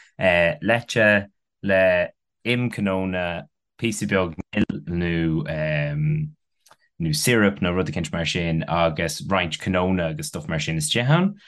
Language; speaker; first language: Irish; non-native, local second language; English